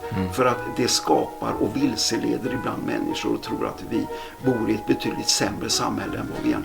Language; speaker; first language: Swedish; native; Swedish